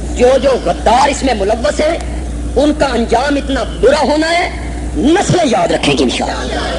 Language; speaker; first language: Urdu; non-native, local second language; Punjabi